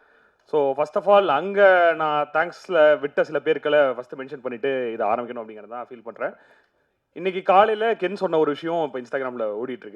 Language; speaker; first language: Tamil; native; Tamil